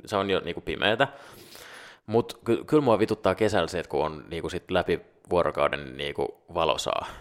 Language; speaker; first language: Finnish; non-native, local second language; Swedish